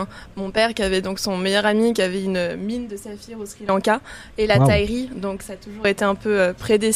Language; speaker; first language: French; native; French